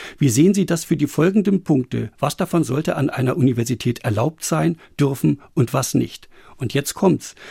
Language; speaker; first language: German; native; German